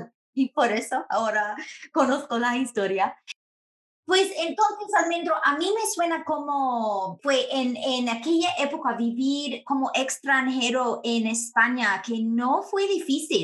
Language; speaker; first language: Spanish; non-native, fluent; English